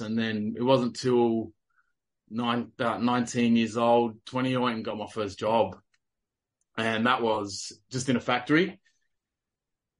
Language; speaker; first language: English; native; English